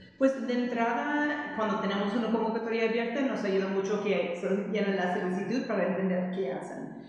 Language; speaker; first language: Spanish; non-native, fluent; English